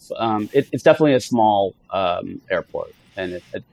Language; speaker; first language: English; early bilingual, other home language; Italian